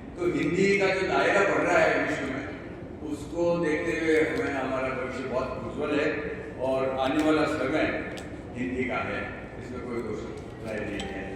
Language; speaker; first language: Hindi; native; Hindi